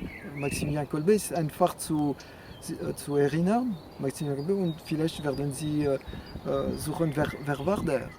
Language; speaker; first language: German; non-native, fluent; French